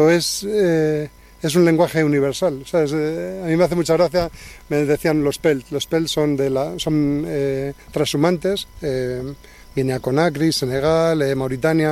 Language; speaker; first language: Spanish; native; Spanish